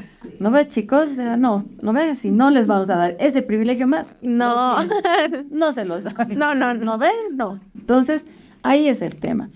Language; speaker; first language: Spanish; native; Spanish